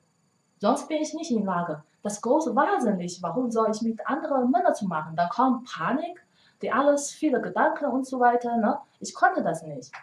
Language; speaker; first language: German; non-native, learner; Chinese